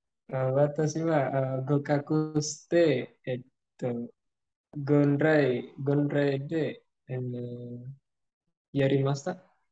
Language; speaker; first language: Japanese; non-native, learner; Javanese